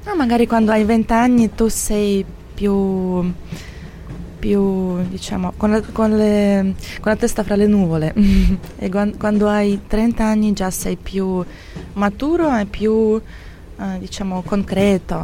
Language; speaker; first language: Italian; non-native, fluent; Russian